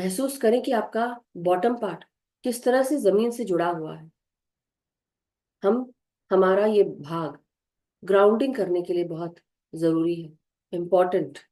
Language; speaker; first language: Hindi; native; Hindi